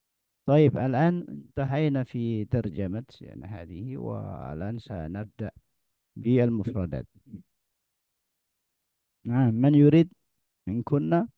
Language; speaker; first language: Arabic; non-native, fluent; Indonesian